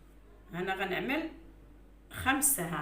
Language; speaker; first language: Arabic; native; Arabic